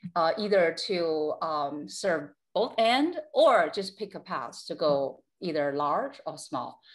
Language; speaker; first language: English; non-native, fluent; Chinese